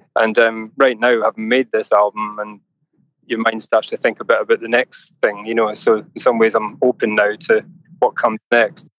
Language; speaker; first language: English; native; English